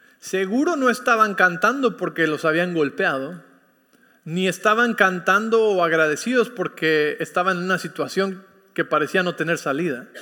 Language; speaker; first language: Spanish; early bilingual, heritage; Spanish